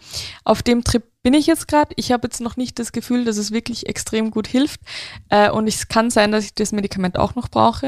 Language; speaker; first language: German; native; German